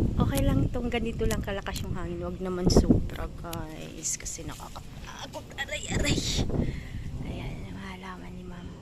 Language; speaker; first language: Filipino; non-native, local second language; Cebuano